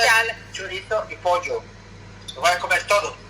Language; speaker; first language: Spanish; non-native, learner; English